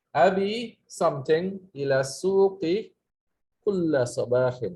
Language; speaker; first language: Arabic; non-native, fluent; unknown